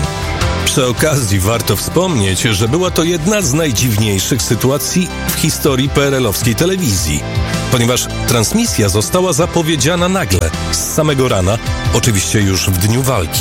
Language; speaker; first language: Polish; native; Polish